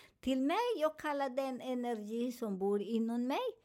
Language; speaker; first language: Swedish; non-native, learner; Spanish